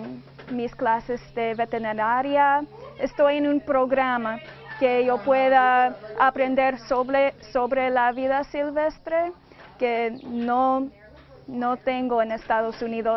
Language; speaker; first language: Spanish; non-native, learner; English